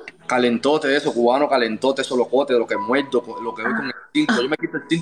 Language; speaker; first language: Spanish; native; Spanish